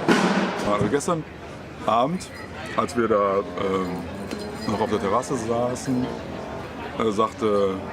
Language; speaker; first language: German; native; German